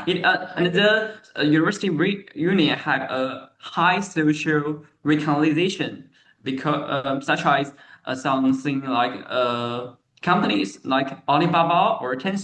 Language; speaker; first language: English; non-native, learner; Chinese